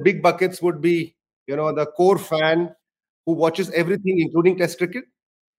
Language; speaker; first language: English; non-native, local second language; Hindi